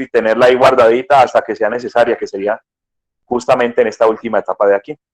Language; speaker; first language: Spanish; native; Spanish